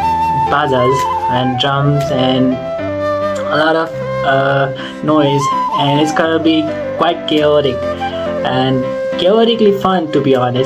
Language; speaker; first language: English; non-native, local second language; Nepali